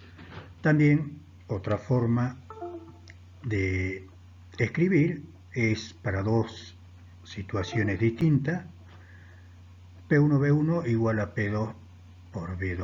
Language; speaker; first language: Spanish; native; Spanish